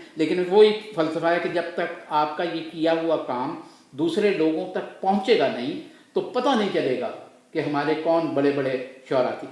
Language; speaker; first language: Urdu; native; Urdu